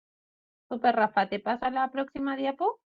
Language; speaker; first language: Spanish; native; Spanish